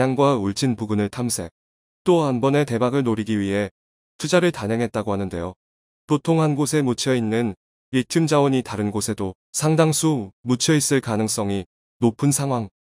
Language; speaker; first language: Korean; native; Korean